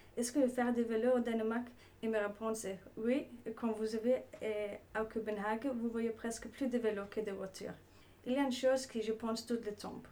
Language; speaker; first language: French; non-native, learner; Danish